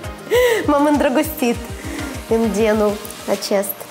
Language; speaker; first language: Romanian; non-native, local second language; Russian